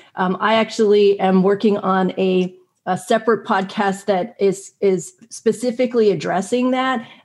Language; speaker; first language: English; native; English